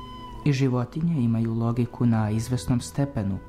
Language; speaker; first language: Serbian; native; Serbian